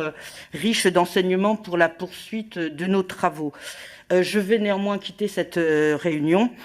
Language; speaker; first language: French; native; French